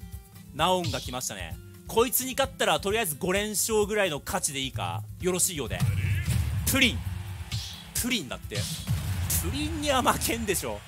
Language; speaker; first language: Japanese; native; Japanese